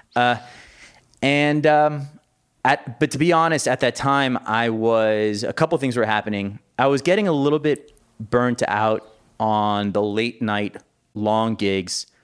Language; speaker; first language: English; native; English